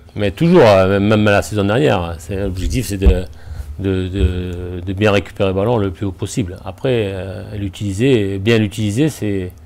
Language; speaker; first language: French; native; French